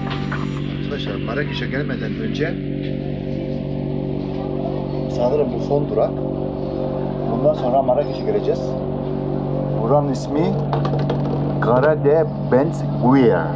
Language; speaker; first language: Turkish; early bilingual, heritage; Turkish